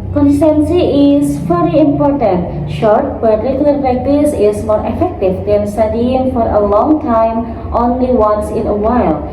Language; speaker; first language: English; non-native, learner; Indonesian